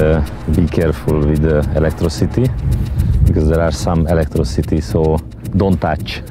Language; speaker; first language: English; non-native, fluent; Hungarian